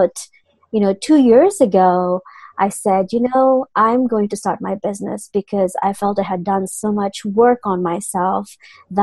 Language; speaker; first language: English; non-native, fluent; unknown